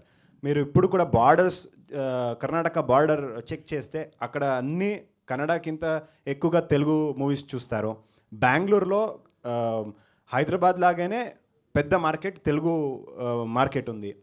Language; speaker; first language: Telugu; non-native, local second language; Kannada